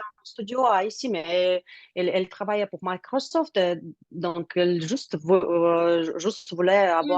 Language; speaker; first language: French; non-native, learner; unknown